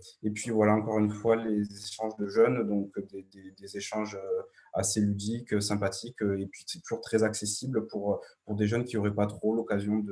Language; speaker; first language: French; native; French